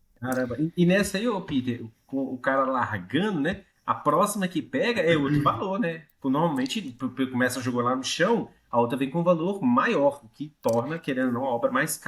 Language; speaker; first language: Portuguese; native; Portuguese